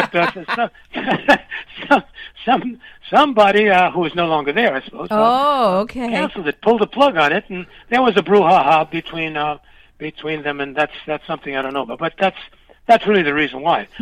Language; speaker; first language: English; early bilingual, other home language; Spanish